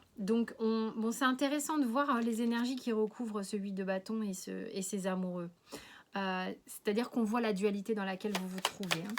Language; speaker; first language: French; native; French